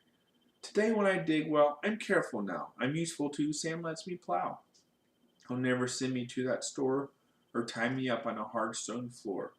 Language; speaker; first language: English; native; English